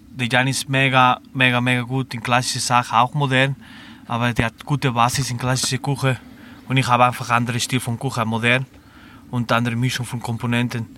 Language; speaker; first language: German; non-native, learner; Spanish